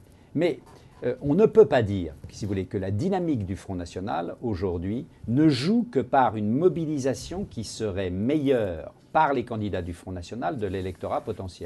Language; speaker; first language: French; native; French